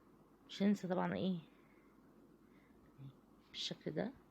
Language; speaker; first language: Arabic; native; Arabic